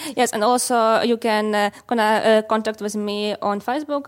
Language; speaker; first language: English; non-native, learner; Ukrainian